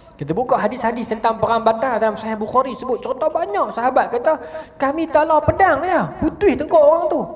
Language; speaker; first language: Malay; native; Malay